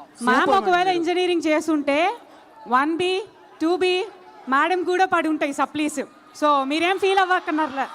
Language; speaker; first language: Telugu; native; Telugu